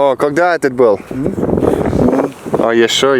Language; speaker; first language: Russian; non-native, learner; English